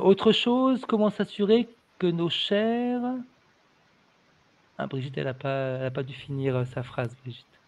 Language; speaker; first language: French; native; French